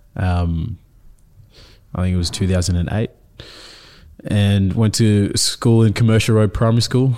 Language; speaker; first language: English; early bilingual, other home language; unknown